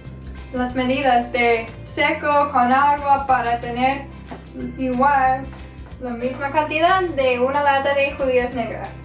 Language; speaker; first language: Spanish; non-native, fluent; English